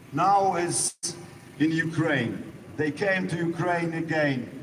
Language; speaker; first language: English; non-native, learner; Ukrainian